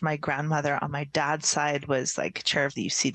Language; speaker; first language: English; native; English